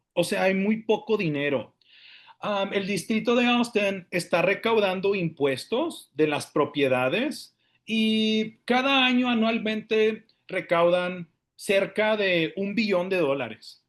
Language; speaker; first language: Spanish; early bilingual, heritage; Spanish